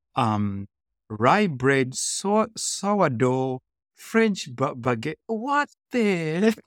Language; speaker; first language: English; non-native, local second language; Shona